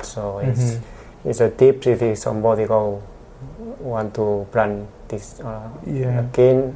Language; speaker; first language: English; non-native, learner; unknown